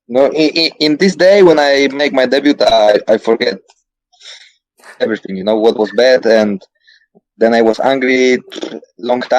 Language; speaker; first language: English; non-native, learner; Polish